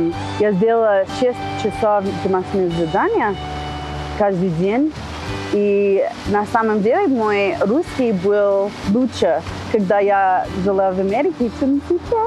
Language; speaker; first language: Russian; non-native, learner; English